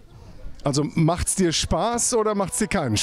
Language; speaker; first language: German; native; German